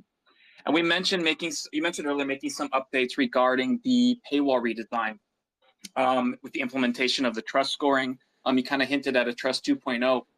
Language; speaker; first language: English; native; English